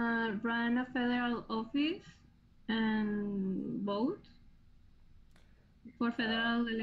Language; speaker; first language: English; non-native, learner; Spanish